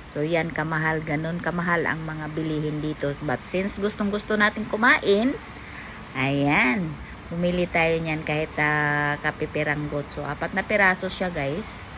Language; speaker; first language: Filipino; non-native, local second language; Cebuano